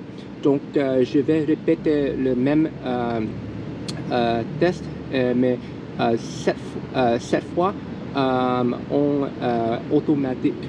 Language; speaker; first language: French; non-native, learner; English